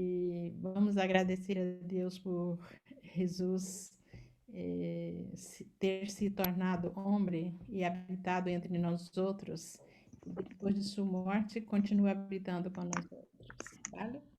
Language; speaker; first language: Portuguese; non-native, learner; Spanish